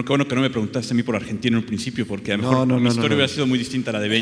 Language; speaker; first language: Spanish; native; Spanish